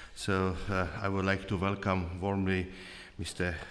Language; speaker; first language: English; non-native, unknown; Slovenian